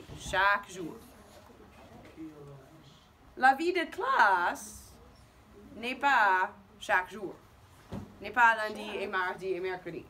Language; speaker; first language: French; non-native, fluent; English